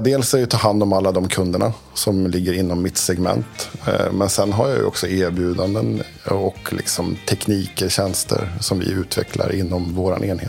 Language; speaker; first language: Swedish; native; Swedish